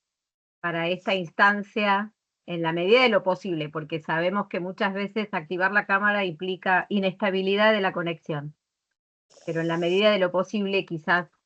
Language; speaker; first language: Spanish; native; Spanish